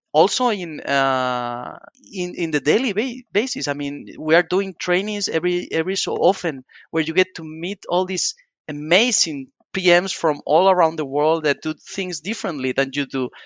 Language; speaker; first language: English; non-native, fluent; Spanish